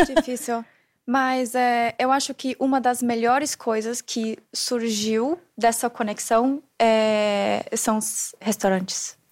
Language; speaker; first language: Portuguese; non-native, fluent; German